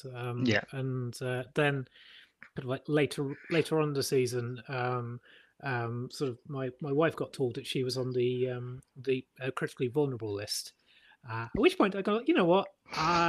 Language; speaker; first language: English; native; English